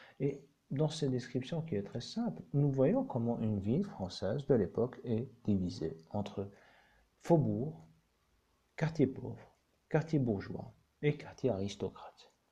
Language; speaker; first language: French; non-native, local second language; Arabic